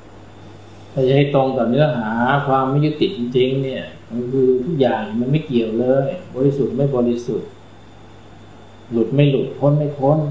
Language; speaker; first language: Thai; native; Thai